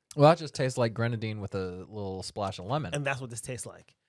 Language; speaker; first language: English; native; English